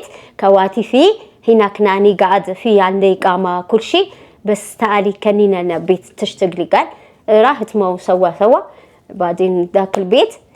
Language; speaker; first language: Arabic; non-native, learner; Amharic